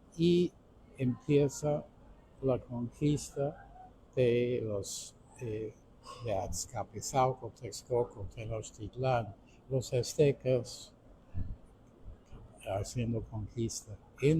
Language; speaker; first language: Spanish; non-native, fluent; English